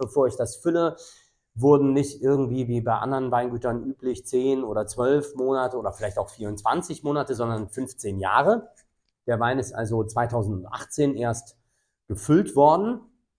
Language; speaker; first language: German; native; German